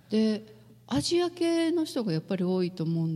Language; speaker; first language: Japanese; native; Japanese